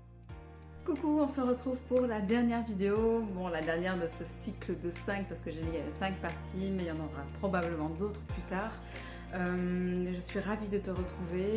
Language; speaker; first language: French; native; French